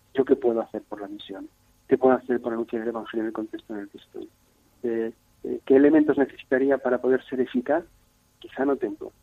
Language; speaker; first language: Spanish; native; Spanish